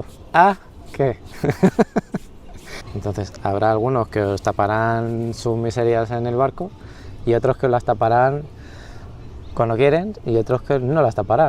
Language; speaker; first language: Spanish; native; Spanish